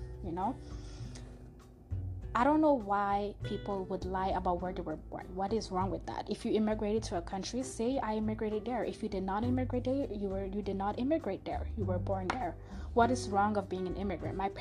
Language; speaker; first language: English; non-native, fluent; French